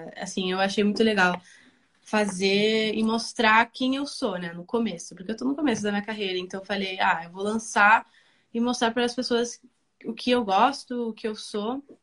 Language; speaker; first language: Portuguese; early bilingual, other home language; Spanish